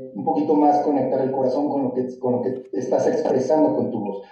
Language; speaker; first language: Spanish; native; Spanish